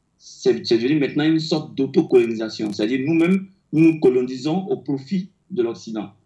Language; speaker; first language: French; non-native, local second language; Akan